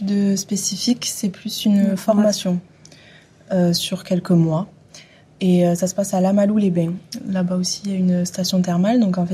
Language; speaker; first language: French; native; French